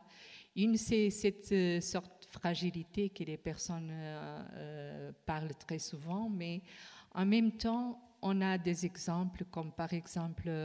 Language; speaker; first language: French; non-native, fluent; Portuguese